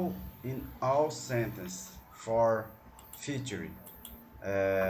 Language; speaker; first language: English; non-native, learner; Portuguese